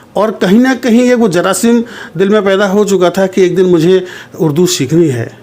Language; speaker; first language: Hindi; native; Hindi